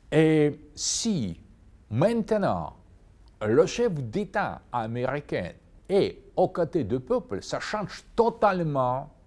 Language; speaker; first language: French; non-native, fluent; Russian